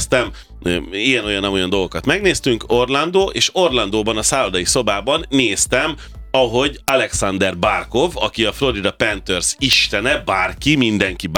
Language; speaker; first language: Hungarian; native; Hungarian